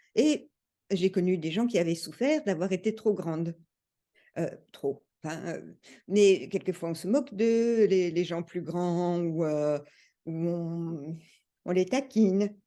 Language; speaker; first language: French; early bilingual, other home language; English